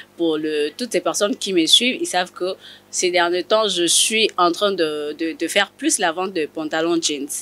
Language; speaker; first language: French; non-native, local second language; Lingala